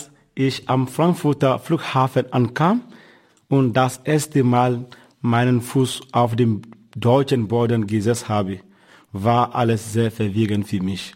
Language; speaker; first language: German; non-native, fluent; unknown